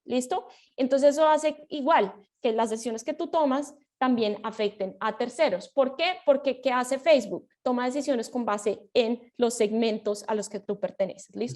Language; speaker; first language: Spanish; native; Spanish